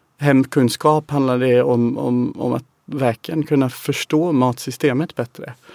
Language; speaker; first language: Swedish; non-native, fluent; English